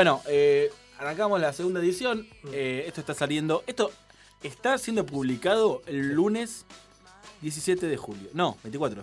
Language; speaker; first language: Spanish; native; Spanish